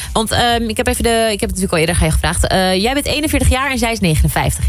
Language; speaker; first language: Dutch; native; Dutch